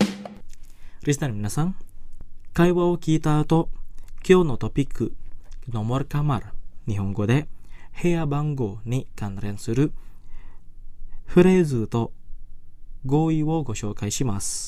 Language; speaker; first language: Japanese; non-native, fluent; Indonesian